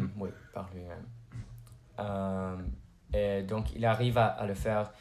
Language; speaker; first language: French; non-native, learner; English